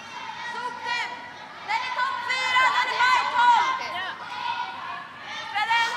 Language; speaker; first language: Swedish; native; Swedish